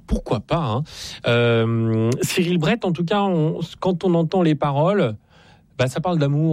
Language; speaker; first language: French; native; French